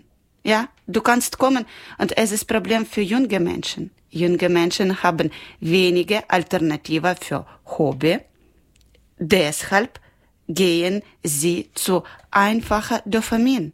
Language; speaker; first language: German; non-native, learner; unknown